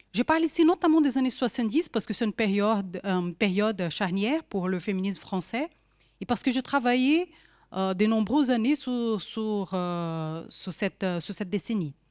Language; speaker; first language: French; non-native, fluent; Portuguese